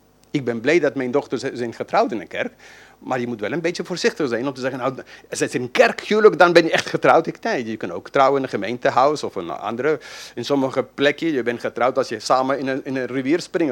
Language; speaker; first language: Dutch; non-native, fluent; English